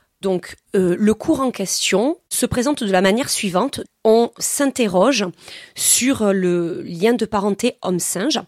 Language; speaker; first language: French; native; French